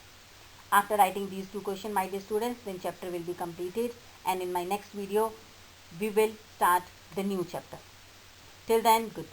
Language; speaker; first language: English; non-native, local second language; Hindi